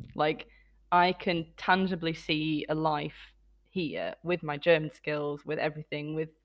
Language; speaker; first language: English; native; English